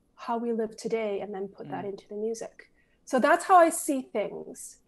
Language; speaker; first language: English; native; English